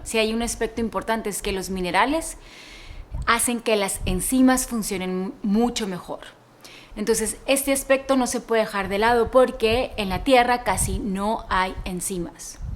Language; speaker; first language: Spanish; native; Spanish